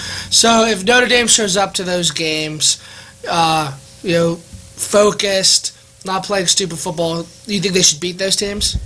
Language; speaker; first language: English; native; English